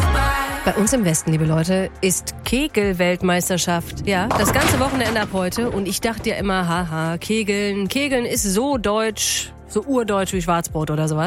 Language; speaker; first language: German; native; German